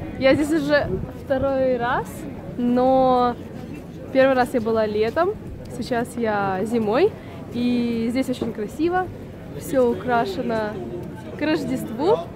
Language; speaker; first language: Russian; native; Russian